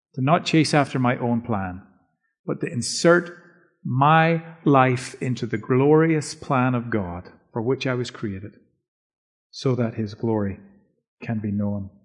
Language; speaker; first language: English; native; English